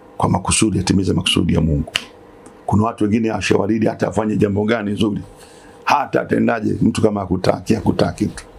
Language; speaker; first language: Swahili; native; Swahili